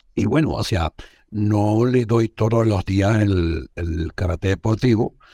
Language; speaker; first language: Spanish; non-native, fluent; Arabic